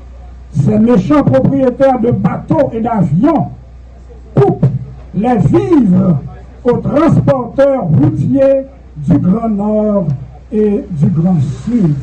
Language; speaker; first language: French; non-native, local second language; Haitian Creole